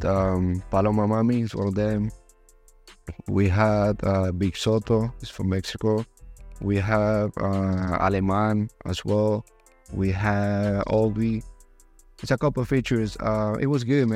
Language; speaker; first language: English; non-native, fluent; Spanish